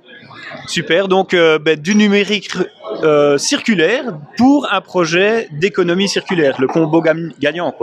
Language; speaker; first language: French; native; French